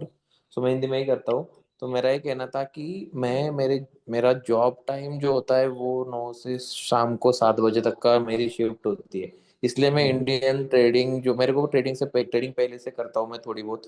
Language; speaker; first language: Hindi; non-native, local second language; Marathi